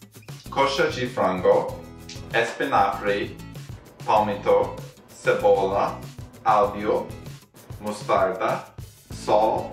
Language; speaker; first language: Portuguese; non-native, learner; English